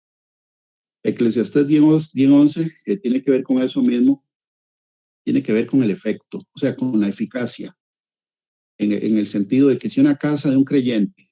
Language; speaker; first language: Spanish; native; Spanish